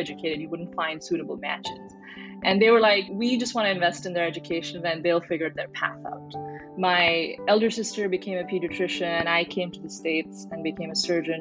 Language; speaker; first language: English; non-native, local second language; Hindi